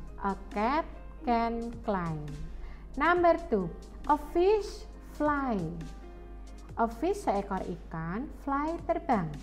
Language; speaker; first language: English; non-native, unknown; Indonesian